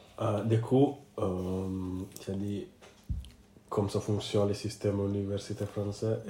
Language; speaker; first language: French; non-native, learner; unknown